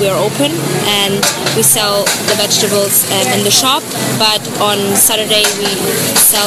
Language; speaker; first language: English; non-native, fluent; German